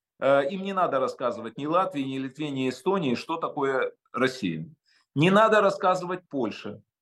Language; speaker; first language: Russian; native; Russian